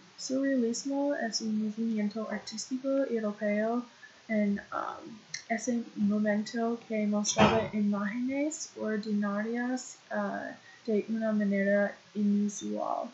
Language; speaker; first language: Spanish; non-native, learner; English